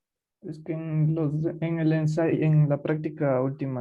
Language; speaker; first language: Spanish; native; Spanish